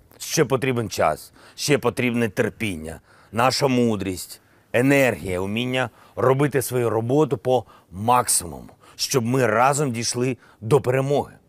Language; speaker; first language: Ukrainian; non-native, local second language; Russian